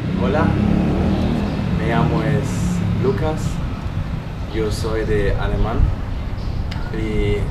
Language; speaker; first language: Spanish; non-native, fluent; German